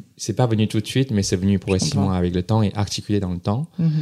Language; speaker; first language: French; non-native, fluent; Chinese